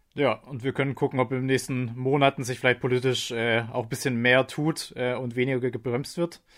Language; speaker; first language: German; native; German